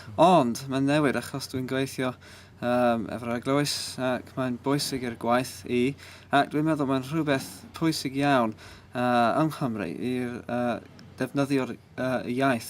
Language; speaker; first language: Welsh; non-native, learner; English